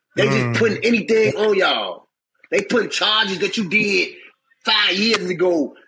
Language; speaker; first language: English; native; English